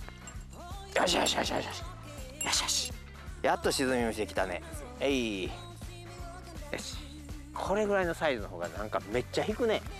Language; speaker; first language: Japanese; native; Japanese